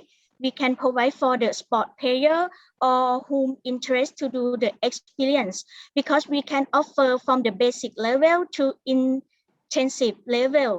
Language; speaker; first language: English; non-native, learner; Thai